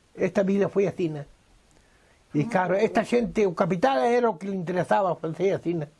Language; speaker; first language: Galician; native; Galician